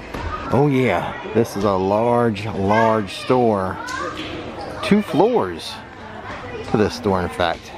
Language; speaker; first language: English; native; English